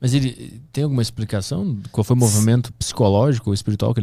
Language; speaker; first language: Portuguese; native; Portuguese